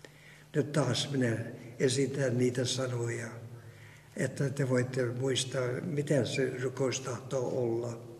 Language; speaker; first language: Finnish; non-native, fluent; Russian